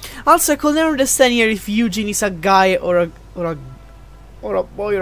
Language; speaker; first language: English; non-native, fluent; Italian